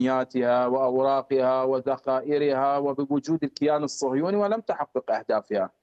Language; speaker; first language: Arabic; non-native, fluent; Persian